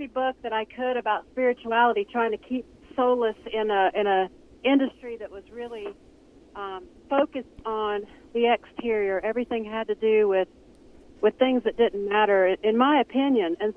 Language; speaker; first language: English; native; English